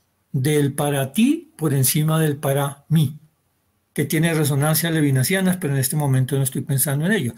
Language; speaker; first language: Spanish; native; Spanish